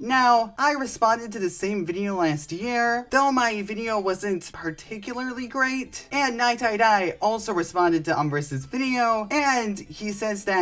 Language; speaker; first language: English; native; English